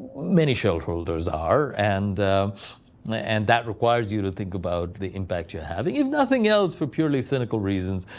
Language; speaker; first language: English; non-native, local second language; Malayalam